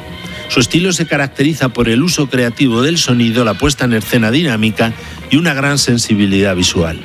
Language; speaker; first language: Spanish; native; Spanish